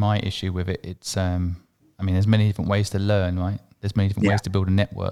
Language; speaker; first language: English; native; English